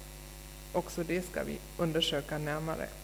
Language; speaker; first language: Swedish; non-native, fluent; German